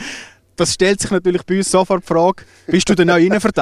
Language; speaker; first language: German; native; German